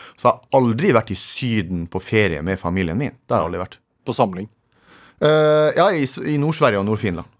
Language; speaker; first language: Norwegian; native; Norwegian